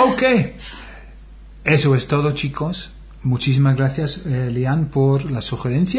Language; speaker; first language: Spanish; non-native, fluent; English